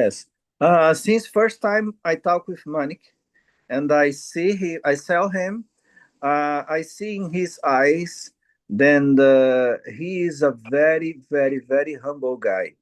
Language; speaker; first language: English; non-native, learner; Portuguese